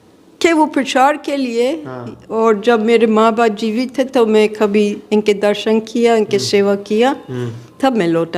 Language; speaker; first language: Hindi; non-native, fluent; English